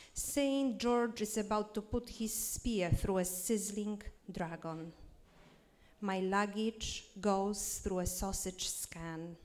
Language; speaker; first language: English; non-native, fluent; Polish